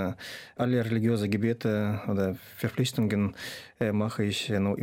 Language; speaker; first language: German; non-native, fluent; Russian